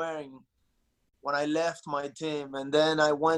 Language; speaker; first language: English; non-native, fluent; Spanish